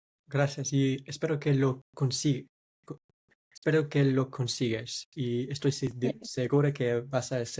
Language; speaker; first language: Spanish; non-native, fluent; English